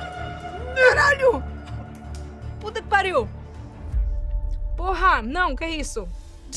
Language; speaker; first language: Portuguese; native; Portuguese